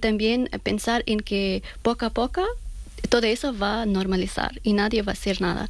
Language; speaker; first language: Spanish; non-native, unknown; Persian